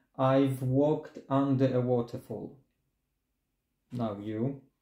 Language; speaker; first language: English; non-native, fluent; Polish